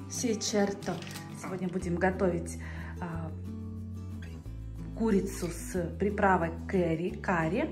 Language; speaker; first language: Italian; non-native, learner; Russian